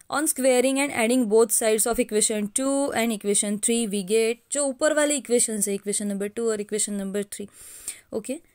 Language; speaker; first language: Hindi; non-native, local second language; Marathi